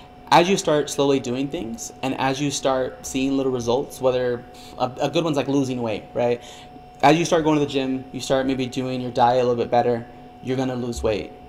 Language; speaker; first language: English; early bilingual, other home language; Spanish